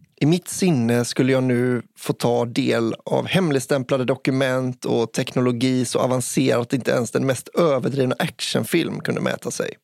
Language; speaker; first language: Swedish; native; Swedish